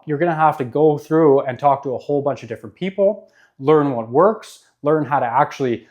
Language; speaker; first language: English; native; English